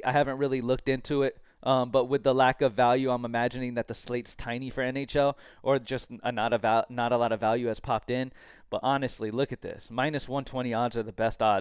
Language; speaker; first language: English; native; English